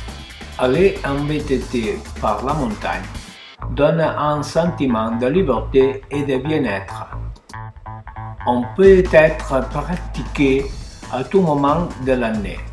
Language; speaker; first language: French; non-native, learner; Spanish